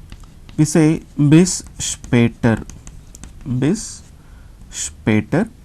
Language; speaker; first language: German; non-native, learner; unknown